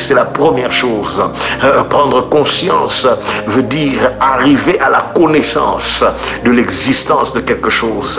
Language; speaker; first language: French; native; French